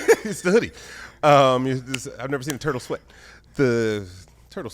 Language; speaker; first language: English; native; English